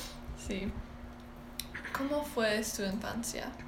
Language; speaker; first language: Spanish; non-native, learner; English